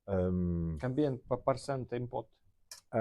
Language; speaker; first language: French; non-native, learner; Russian